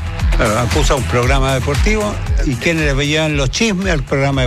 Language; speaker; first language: Spanish; native; Spanish